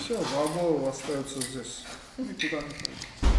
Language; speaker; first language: Russian; non-native, learner; Armenian